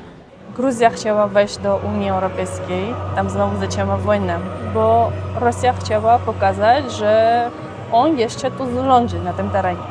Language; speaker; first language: Polish; non-native, fluent; Armenian